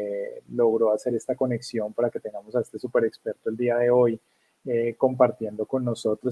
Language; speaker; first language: Spanish; native; Spanish